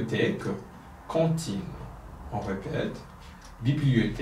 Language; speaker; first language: French; non-native, local second language; Kinyarwanda